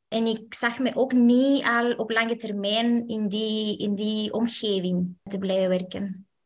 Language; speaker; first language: Dutch; non-native, fluent; Spanish